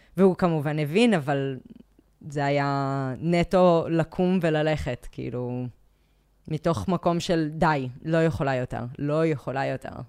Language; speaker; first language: Hebrew; early bilingual, other home language; English